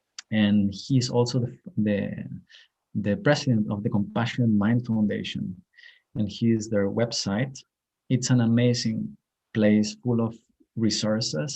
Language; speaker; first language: English; non-native, fluent; Spanish